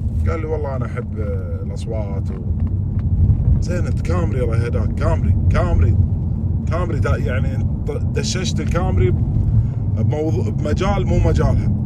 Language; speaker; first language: Arabic; native; Arabic